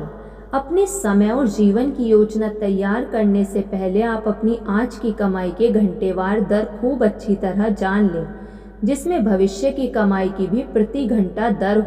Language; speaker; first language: Hindi; native; Hindi